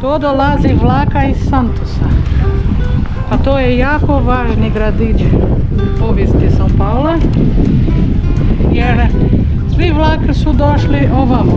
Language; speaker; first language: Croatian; non-native, learner; Portuguese